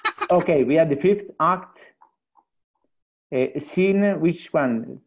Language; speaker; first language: English; non-native, fluent; Italian